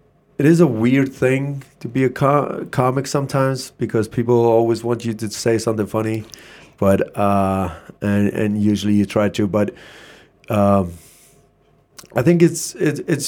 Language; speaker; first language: English; non-native, fluent; Icelandic